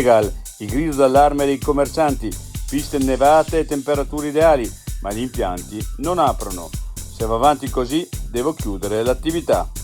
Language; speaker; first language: Italian; native; Italian